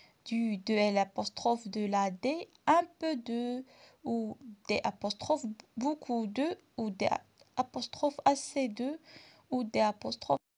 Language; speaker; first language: French; non-native, local second language; Arabic